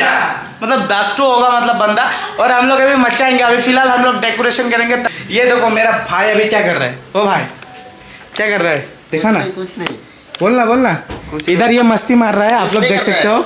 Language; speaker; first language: Hindi; non-native, local second language; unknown